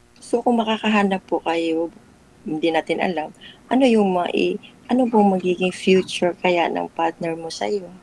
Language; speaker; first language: Filipino; non-native, local second language; Cebuano